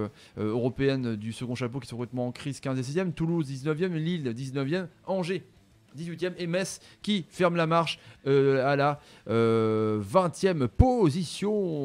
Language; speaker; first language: French; native; French